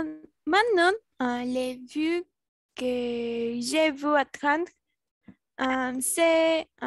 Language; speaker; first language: French; non-native, learner; Spanish